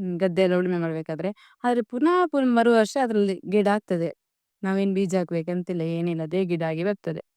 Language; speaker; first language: Kannada; non-native, local second language; Tulu